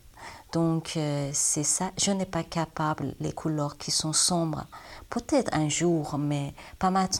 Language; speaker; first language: French; non-native, learner; Persian